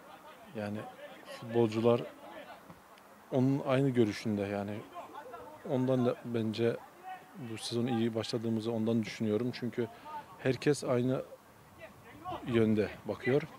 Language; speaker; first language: Turkish; early bilingual, other home language; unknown